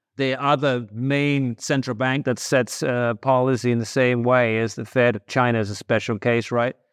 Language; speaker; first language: English; non-native, fluent; Danish